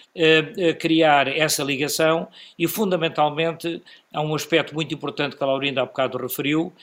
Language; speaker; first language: Portuguese; native; Portuguese